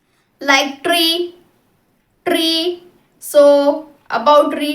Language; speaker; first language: English; non-native, local second language; Hindi